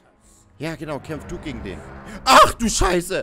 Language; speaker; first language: German; native; German